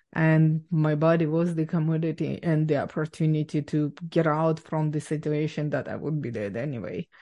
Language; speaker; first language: English; non-native, fluent; Ukrainian